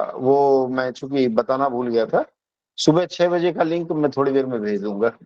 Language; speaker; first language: Hindi; native; Hindi